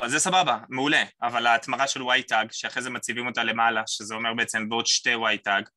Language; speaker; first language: Hebrew; native; Hebrew